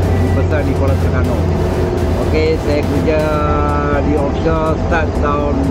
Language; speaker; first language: Malay; native; Malay